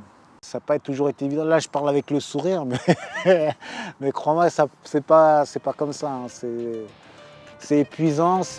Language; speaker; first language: French; native; French